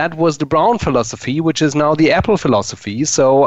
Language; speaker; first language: English; non-native, fluent; German